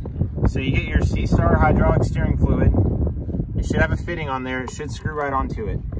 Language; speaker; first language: English; native; English